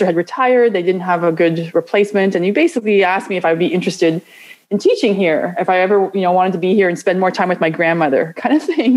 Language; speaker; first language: English; native; English